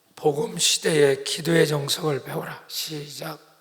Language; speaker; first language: Korean; native; Korean